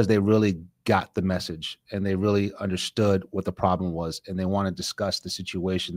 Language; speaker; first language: English; native; English